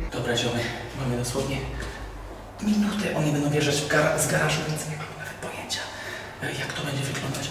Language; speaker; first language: Polish; early bilingual, heritage; Polish